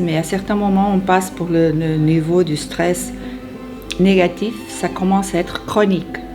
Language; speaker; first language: French; non-native, fluent; Portuguese